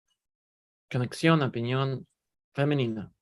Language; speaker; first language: Spanish; non-native, learner; Russian